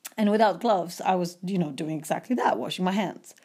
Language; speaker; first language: English; non-native, fluent; Polish